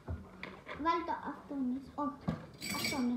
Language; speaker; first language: Greek; early bilingual, heritage; Greek